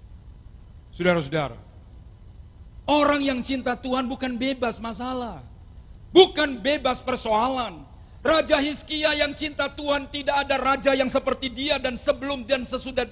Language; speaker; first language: Indonesian; non-native, local second language; Javanese